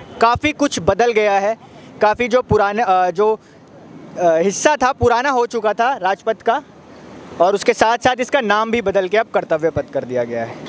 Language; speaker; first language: Hindi; native; Hindi